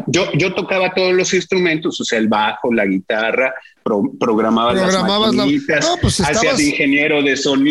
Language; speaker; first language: Spanish; native; Spanish